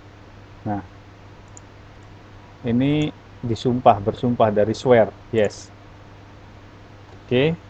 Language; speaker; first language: Indonesian; native; Indonesian